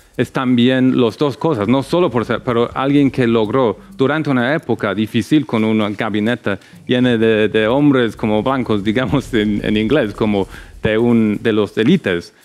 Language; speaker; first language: Spanish; non-native, fluent; English